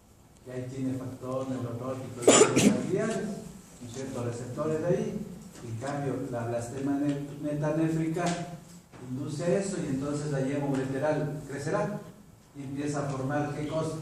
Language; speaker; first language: Spanish; native; Spanish